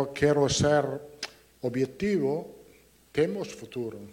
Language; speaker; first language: Portuguese; non-native, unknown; Italian